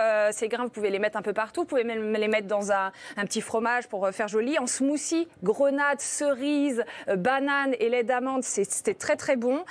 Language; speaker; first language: French; native; French